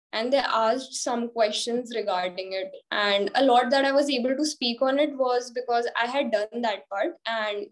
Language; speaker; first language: English; non-native, local second language; Hindi